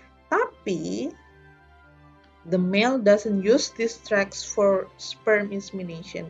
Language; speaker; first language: English; non-native, fluent; Indonesian